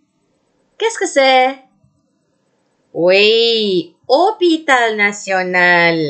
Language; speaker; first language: French; non-native, fluent; Indonesian